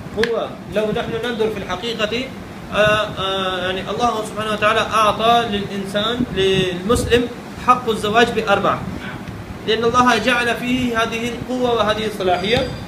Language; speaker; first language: Arabic; non-native, fluent; Urdu